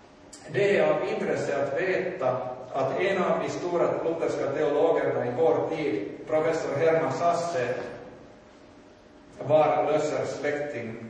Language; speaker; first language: Swedish; non-native, local second language; Finnish